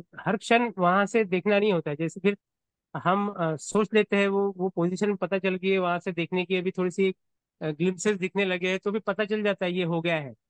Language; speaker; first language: Hindi; native; Hindi